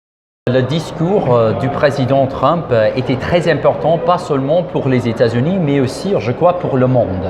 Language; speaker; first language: French; non-native, fluent; English